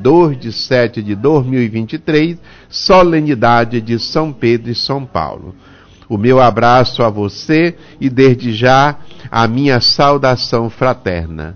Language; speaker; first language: Portuguese; native; Portuguese